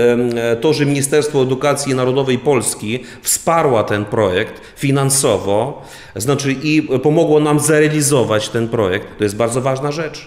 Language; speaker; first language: Polish; non-native, fluent; Ukrainian